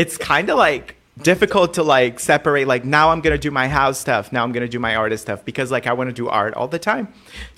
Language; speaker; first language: English; non-native, fluent; Portuguese